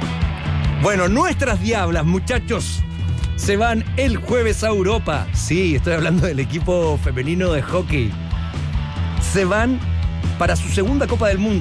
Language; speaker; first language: Spanish; native; Spanish